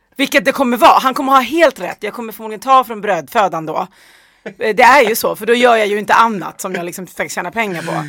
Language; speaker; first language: Swedish; early bilingual, other home language; Persian